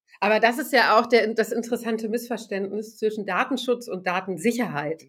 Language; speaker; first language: German; native; German